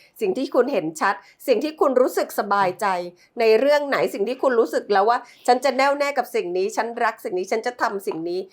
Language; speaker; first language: Thai; native; Thai